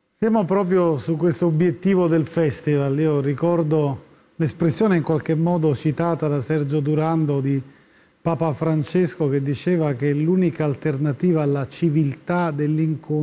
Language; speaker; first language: Italian; native; Italian